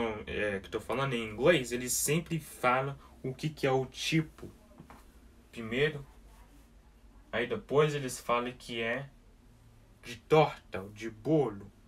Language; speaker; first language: Portuguese; early bilingual, heritage; Portuguese